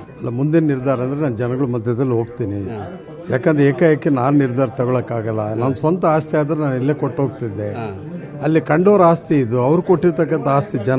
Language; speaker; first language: Kannada; native; Kannada